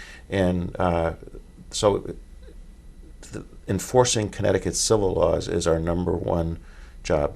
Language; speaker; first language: English; native; English